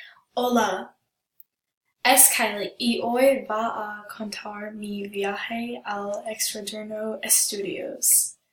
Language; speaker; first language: Spanish; non-native, learner; English